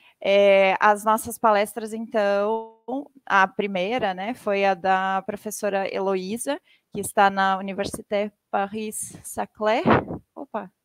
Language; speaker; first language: Portuguese; native; Portuguese